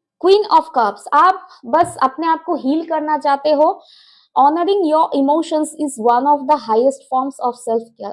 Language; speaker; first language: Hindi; non-native, local second language; Bangla